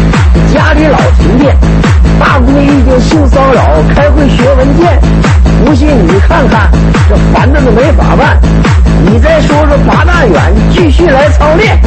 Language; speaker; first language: Chinese; native; Chinese